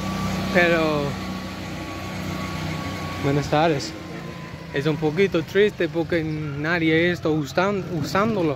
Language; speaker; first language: Spanish; non-native, learner; English